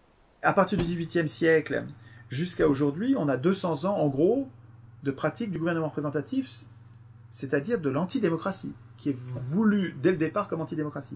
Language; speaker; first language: French; native; French